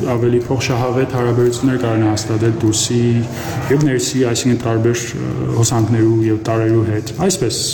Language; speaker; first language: Armenian; early bilingual, heritage; Armenian